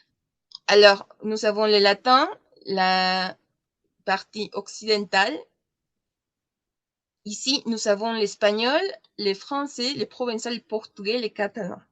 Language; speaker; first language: French; non-native, learner; Spanish